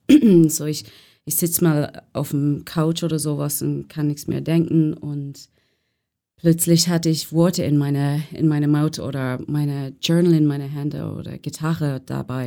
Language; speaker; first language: German; non-native, learner; English